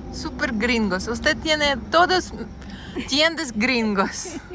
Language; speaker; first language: Spanish; non-native, learner; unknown